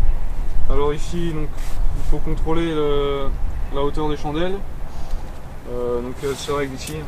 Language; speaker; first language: French; native; French